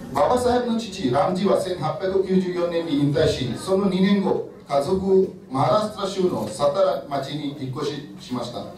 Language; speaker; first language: Japanese; non-native, fluent; Marathi